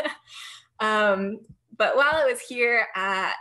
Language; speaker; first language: English; native; English